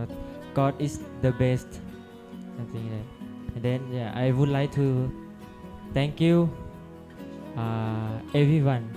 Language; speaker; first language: English; non-native, learner; Thai